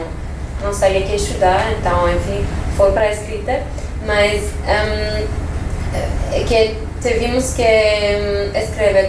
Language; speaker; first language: Portuguese; non-native, fluent; French